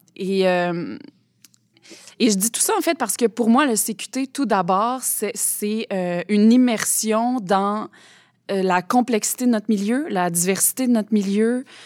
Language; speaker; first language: French; native; French